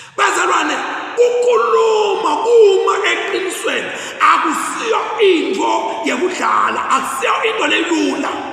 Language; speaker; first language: Zulu; non-native, local second language; Swati